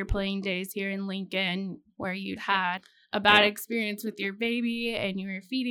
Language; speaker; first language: English; native; English